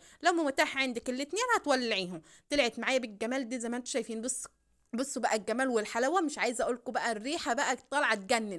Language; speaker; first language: Arabic; native; Arabic